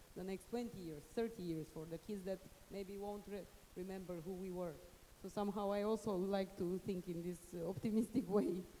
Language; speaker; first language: English; non-native, fluent; Romanian